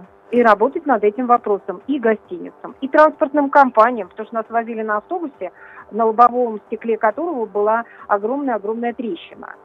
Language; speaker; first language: Russian; native; Russian